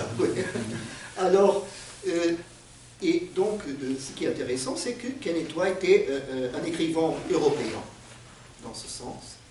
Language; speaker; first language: French; non-native, fluent; Portuguese